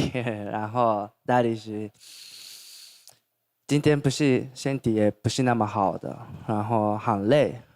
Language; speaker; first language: Chinese; non-native, fluent; Thai